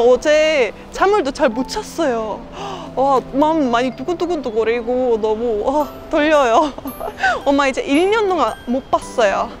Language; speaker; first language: Korean; non-native, fluent; Estonian